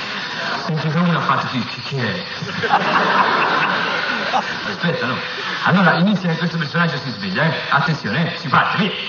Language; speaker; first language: Italian; native; Italian